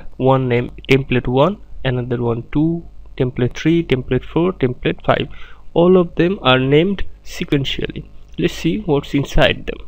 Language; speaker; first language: English; non-native, fluent; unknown